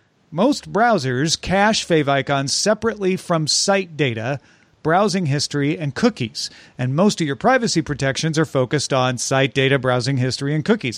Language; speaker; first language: English; native; English